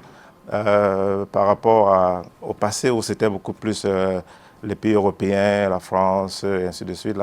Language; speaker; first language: French; native; French